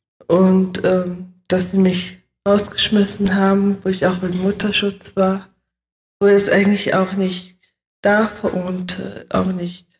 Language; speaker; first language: German; early bilingual, other home language; Russian